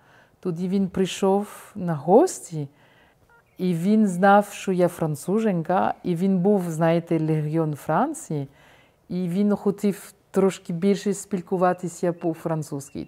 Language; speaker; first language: Ukrainian; non-native, fluent; French